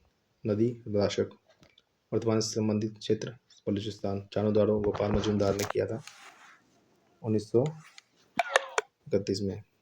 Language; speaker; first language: Hindi; native; Hindi